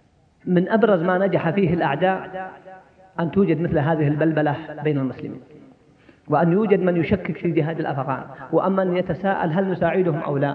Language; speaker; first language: Arabic; native; Arabic